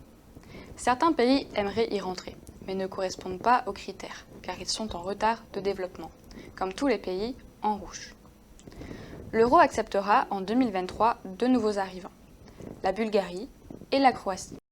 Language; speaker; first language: French; native; French